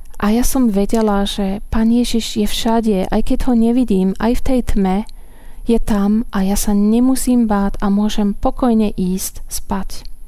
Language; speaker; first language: Slovak; non-native, fluent; German